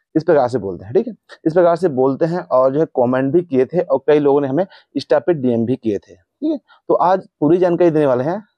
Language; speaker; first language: Hindi; native; Hindi